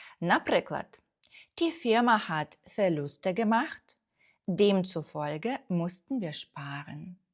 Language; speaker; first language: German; non-native, fluent; Ukrainian